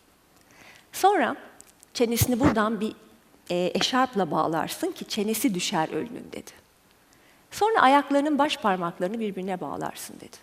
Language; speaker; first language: Turkish; native; Turkish